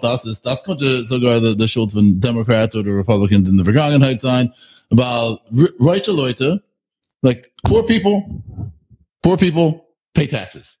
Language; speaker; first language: German; non-native, learner; English